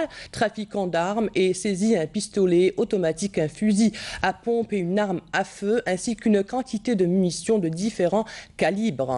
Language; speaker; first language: French; non-native, local second language; Arabic